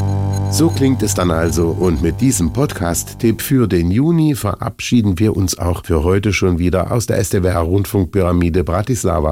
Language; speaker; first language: German; native; German